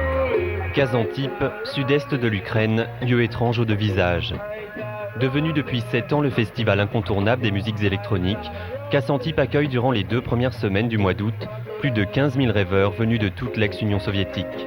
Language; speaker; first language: French; native; French